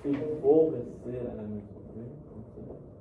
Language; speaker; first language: French; non-native, learner; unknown